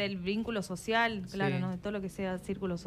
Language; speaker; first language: Spanish; native; Spanish